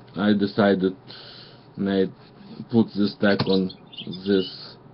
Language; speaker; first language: English; non-native, learner; Russian